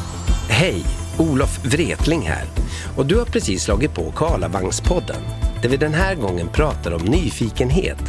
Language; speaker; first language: Swedish; native; Swedish